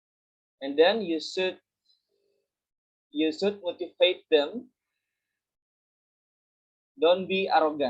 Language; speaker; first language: English; non-native, fluent; Indonesian